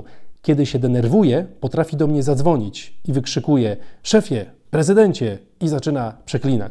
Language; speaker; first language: Polish; native; Polish